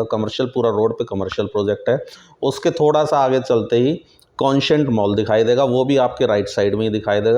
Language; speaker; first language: Hindi; native; Hindi